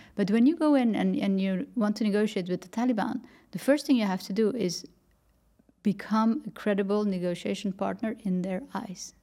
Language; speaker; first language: English; non-native, fluent; Dutch